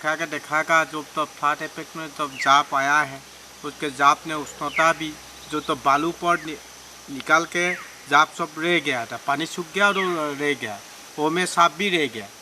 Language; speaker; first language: Hindi; non-native, local second language; Assamese